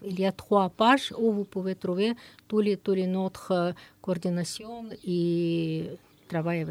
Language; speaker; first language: French; non-native, learner; Russian